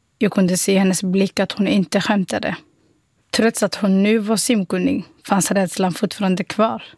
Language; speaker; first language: Swedish; non-native, fluent; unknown